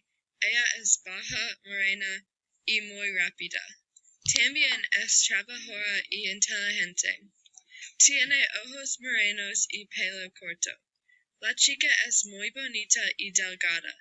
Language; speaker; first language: Spanish; non-native, learner; English